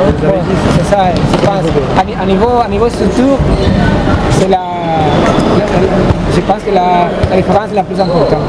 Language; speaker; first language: French; non-native, fluent; Spanish